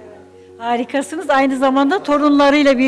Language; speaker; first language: Turkish; native; Turkish